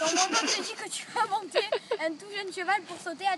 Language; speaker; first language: French; native; French